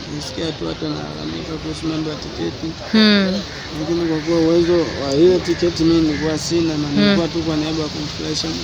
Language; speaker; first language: Swahili; native; Swahili